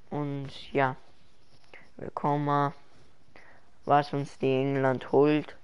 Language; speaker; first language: German; early bilingual, other home language; Persian